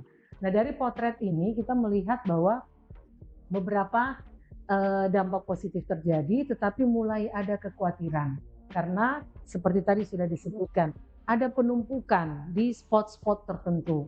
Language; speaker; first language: Indonesian; native; Indonesian